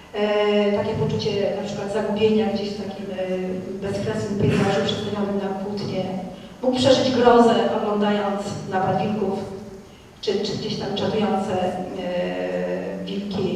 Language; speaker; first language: Polish; native; Polish